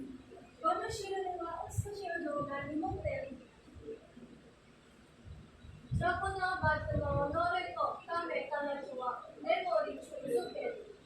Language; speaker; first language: Japanese; non-native, learner; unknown